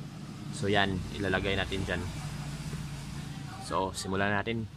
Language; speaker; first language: Filipino; native; Filipino